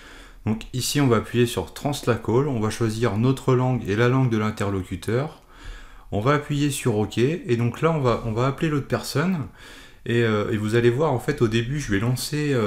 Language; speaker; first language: French; native; French